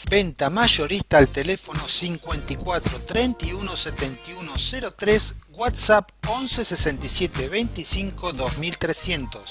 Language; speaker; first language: Spanish; native; Spanish